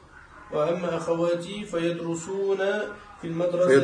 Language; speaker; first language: Arabic; non-native, learner; French